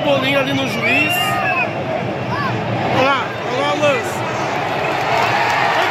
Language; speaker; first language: Portuguese; native; Portuguese